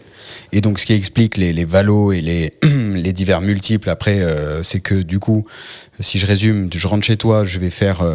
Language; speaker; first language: French; native; French